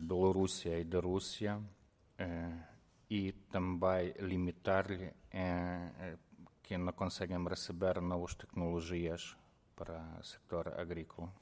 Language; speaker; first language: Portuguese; non-native, fluent; Ukrainian